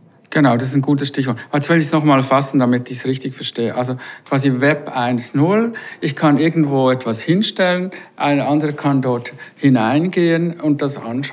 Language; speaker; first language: German; native; German